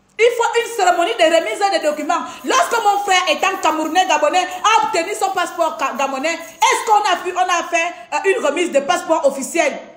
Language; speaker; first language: French; non-native, local second language; Fang